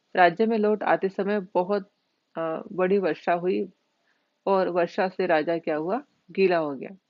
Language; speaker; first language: Hindi; non-native, local second language; Marathi